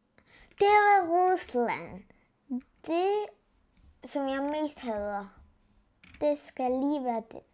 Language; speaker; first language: Danish; early bilingual, other home language; Spanish